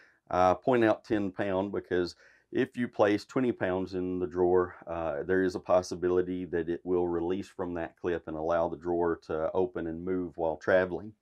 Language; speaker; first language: English; native; English